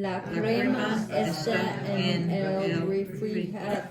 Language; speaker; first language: Spanish; non-native, learner; English